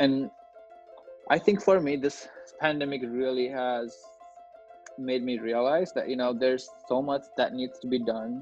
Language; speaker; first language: English; non-native, local second language; Nepali